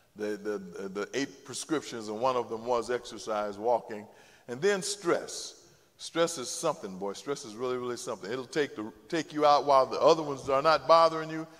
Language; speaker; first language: English; native; English